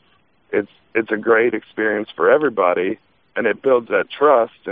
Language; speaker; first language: English; native; English